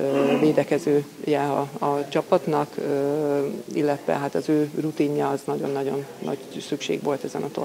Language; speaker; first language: Hungarian; native; Hungarian